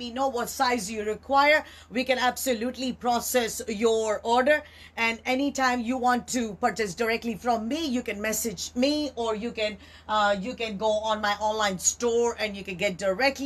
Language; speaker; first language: English; non-native, local second language; Urdu